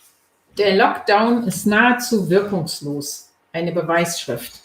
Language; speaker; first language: German; native; German